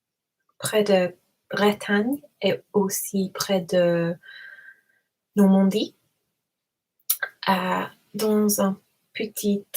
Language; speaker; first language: French; non-native, learner; English